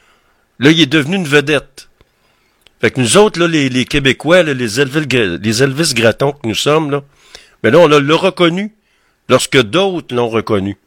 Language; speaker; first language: French; native; French